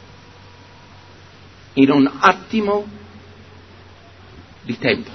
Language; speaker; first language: Italian; non-native, fluent; English